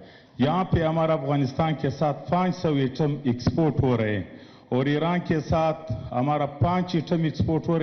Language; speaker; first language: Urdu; non-native, local second language; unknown